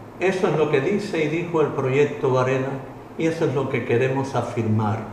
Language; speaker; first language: Spanish; native; Spanish